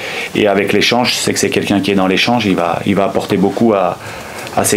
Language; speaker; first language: French; native; French